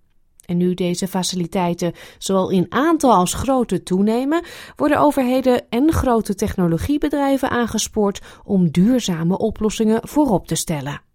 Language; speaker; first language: Dutch; native; Dutch